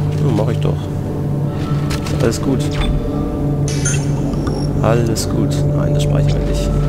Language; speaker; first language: German; native; German